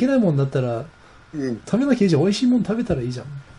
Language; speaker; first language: Japanese; non-native, fluent; English